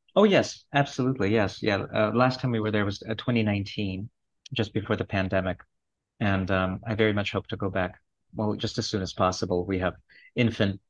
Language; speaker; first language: English; early bilingual, other home language; Russian